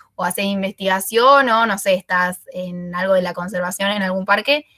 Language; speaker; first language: Spanish; native; Spanish